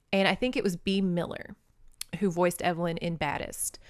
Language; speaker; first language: English; native; English